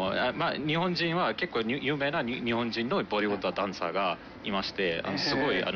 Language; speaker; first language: Japanese; non-native, fluent; Marathi